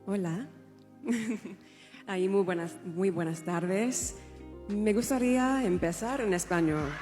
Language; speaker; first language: Spanish; non-native, learner; English